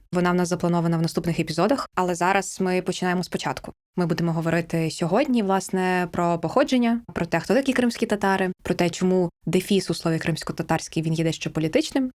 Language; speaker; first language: Ukrainian; native; Ukrainian